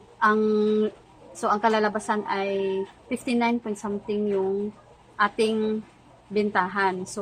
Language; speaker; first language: Filipino; non-native, local second language; Cebuano